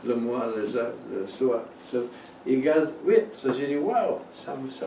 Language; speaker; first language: French; non-native, fluent; English